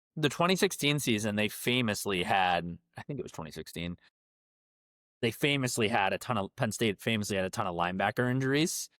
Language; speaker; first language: English; native; English